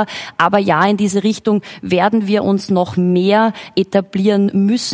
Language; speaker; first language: German; native; German